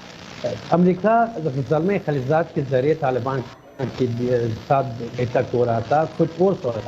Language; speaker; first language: Hindi; non-native, fluent; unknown